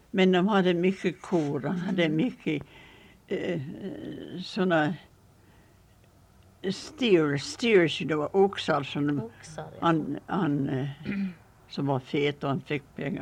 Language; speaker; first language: Swedish; early bilingual, heritage; Swedish